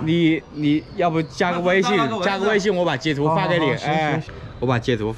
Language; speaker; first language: Chinese; native; Chinese